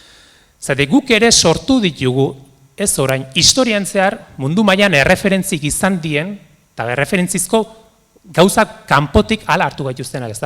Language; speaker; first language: Basque; native; Basque